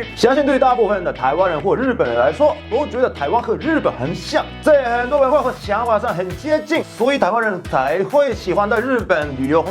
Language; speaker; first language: Chinese; non-native, fluent; Japanese